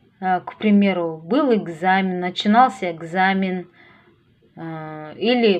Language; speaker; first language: Russian; non-native, local second language; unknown